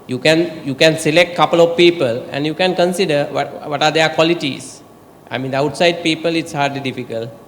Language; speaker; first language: English; non-native, local second language; Sinhala